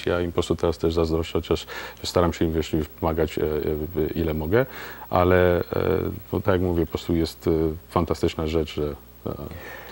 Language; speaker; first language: Polish; native; Polish